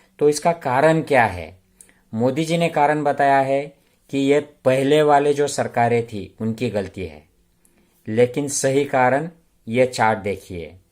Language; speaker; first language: Hindi; non-native, local second language; Marathi